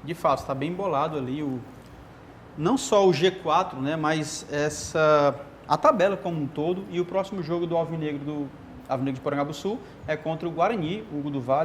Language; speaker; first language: Portuguese; native; Portuguese